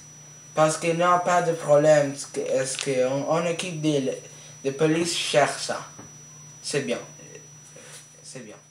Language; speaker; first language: French; non-native, learner; Spanish